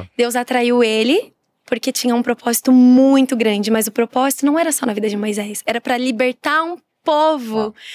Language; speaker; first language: Portuguese; native; Portuguese